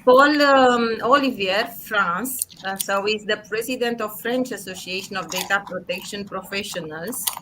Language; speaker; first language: English; non-native, fluent; Romanian